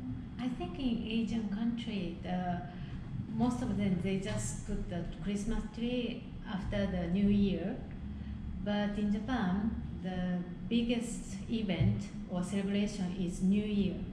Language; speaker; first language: English; non-native, fluent; Japanese